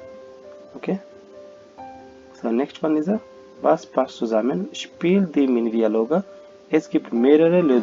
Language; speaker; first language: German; non-native, fluent; Hindi